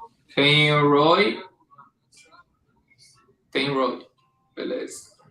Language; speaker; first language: Portuguese; non-native, fluent; Hebrew